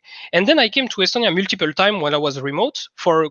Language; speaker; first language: English; non-native, fluent; French